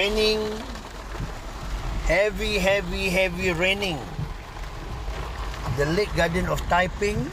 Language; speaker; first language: English; non-native, learner; Malay